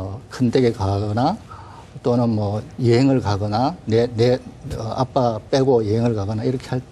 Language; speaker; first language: Korean; native; Korean